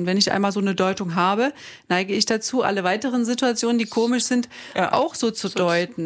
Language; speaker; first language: German; native; German